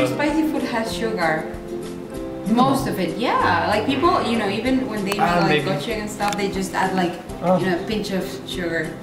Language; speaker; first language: English; non-native, fluent; Spanish